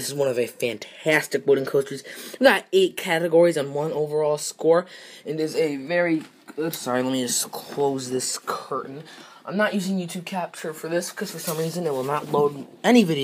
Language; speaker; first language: English; native; English